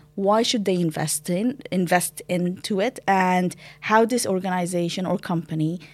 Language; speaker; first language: English; non-native, fluent; Arabic